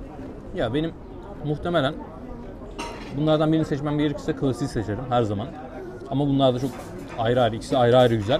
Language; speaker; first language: Turkish; native; Turkish